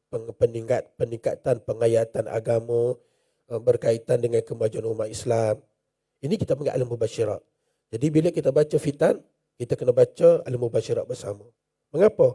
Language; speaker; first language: Malay; native; Malay